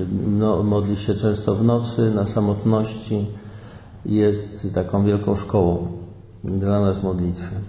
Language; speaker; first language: Polish; native; Polish